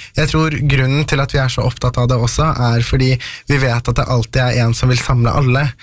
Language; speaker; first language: Norwegian; early bilingual, other home language; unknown